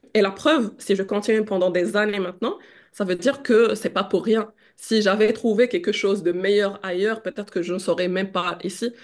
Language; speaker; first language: French; non-native, local second language; Arabic